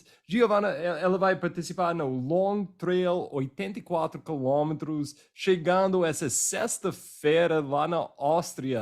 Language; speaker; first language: Portuguese; non-native, fluent; English